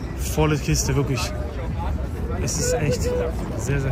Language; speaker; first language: German; native; German